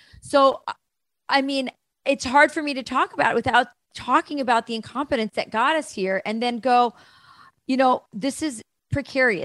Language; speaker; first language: English; native; English